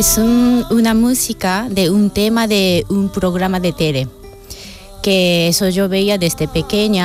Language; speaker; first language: Spanish; non-native, fluent; Japanese